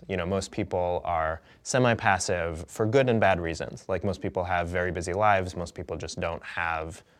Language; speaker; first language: English; native; English